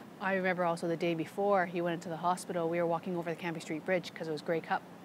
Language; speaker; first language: English; native; English